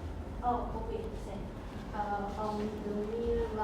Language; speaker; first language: French; non-native, learner; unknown